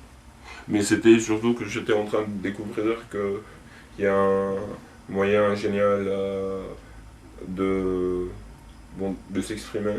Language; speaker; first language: French; non-native, local second language; Arabic